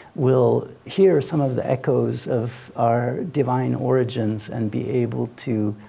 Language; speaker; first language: English; native; English